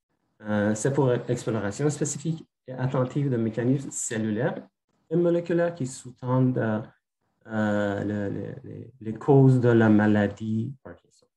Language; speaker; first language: French; non-native, fluent; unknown